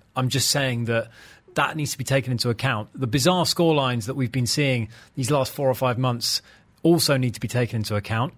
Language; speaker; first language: English; native; English